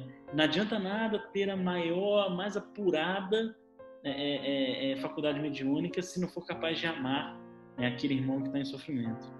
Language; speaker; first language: Portuguese; native; Portuguese